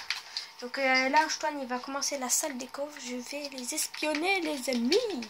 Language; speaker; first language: French; native; French